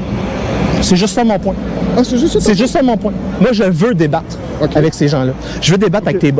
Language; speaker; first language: French; native; French